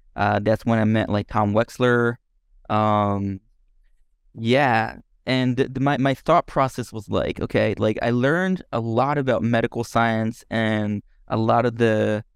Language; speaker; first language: English; non-native, fluent; Japanese